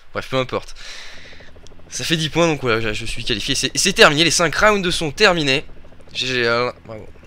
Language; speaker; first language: French; native; French